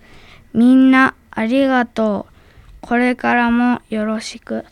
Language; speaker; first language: Japanese; early bilingual, other home language; Arabic